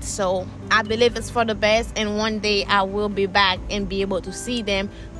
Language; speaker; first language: English; non-native, fluent; Haitian Creole